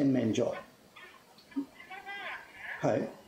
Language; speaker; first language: Japanese; non-native, fluent; English